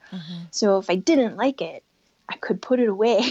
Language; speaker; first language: English; native; English